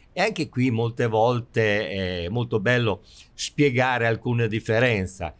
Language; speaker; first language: Italian; native; Italian